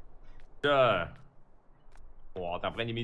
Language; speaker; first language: German; native; German